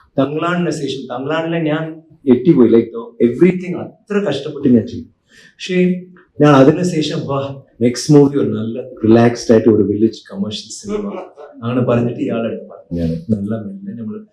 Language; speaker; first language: Malayalam; non-native, learner; Tamil